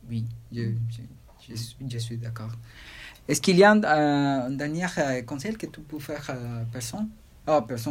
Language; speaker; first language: French; non-native, learner; Spanish